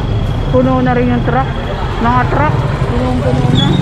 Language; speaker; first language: Filipino; native; Filipino